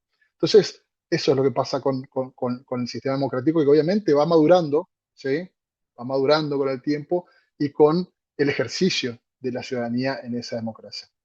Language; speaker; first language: Spanish; native; Spanish